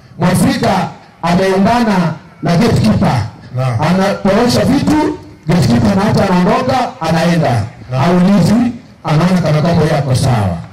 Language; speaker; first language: Swahili; non-native, local second language; Gusii